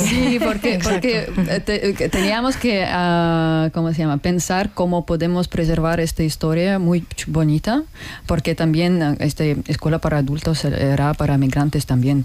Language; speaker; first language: Spanish; non-native, learner; Russian